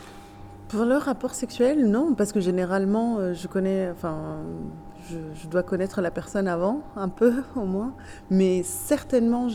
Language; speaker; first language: French; non-native, local second language; Arabic